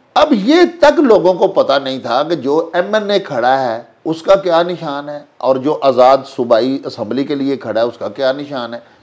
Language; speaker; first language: Urdu; non-native, local second language; Punjabi